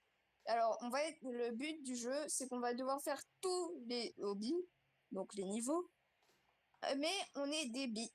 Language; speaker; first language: French; native; French